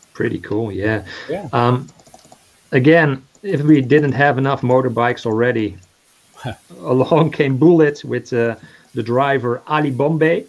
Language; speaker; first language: English; non-native, fluent; Dutch